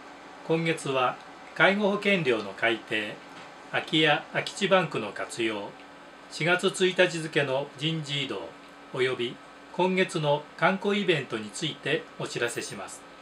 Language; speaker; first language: Japanese; native; Japanese